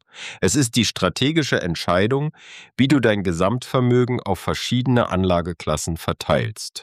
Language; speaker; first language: German; native; German